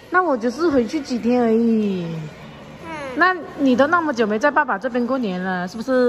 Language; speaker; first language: Chinese; native; Chinese